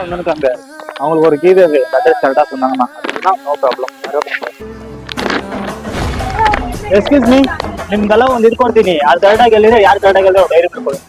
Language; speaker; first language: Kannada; non-native, learner; Tamil